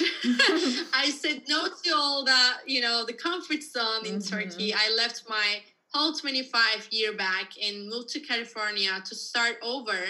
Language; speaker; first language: English; non-native, fluent; Turkish